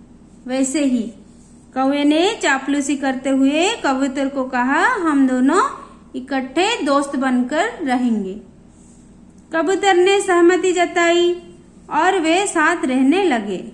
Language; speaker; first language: Hindi; non-native, local second language; Odia